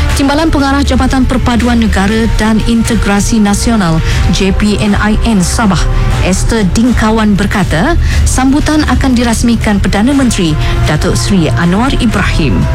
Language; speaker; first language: Malay; native; Malay